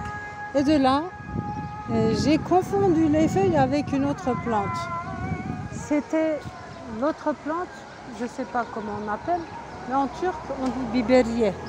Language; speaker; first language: French; non-native, fluent; Turkish